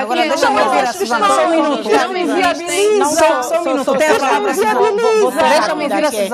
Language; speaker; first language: Portuguese; native; Portuguese